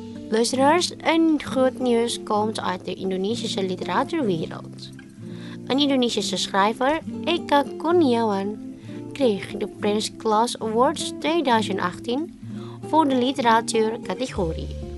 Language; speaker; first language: Dutch; non-native, fluent; Indonesian